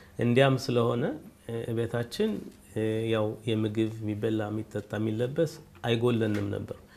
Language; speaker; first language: Amharic; native; Amharic